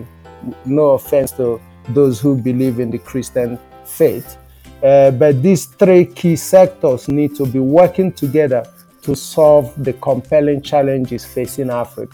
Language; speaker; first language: English; non-native, local second language; Igbo